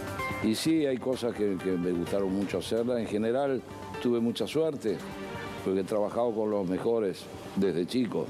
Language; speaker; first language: Spanish; early bilingual, other home language; Italian